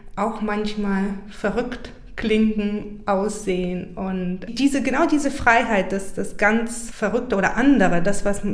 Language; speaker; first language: German; non-native, fluent; Bulgarian